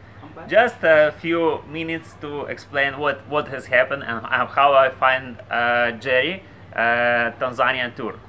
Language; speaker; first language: English; non-native, learner; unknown